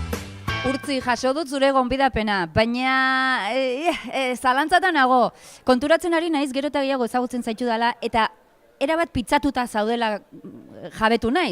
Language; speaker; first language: Basque; native; Basque